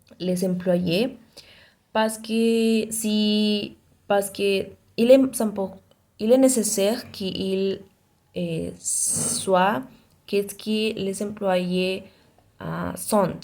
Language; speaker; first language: French; non-native, learner; Spanish